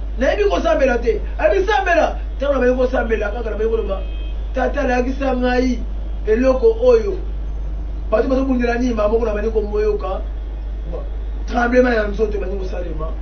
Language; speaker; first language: Lingala; non-native, local second language; Kongo